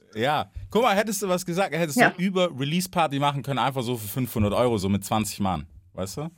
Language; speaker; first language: German; early bilingual, other home language; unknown